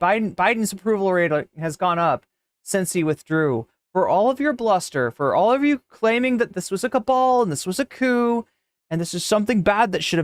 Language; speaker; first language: English; native; English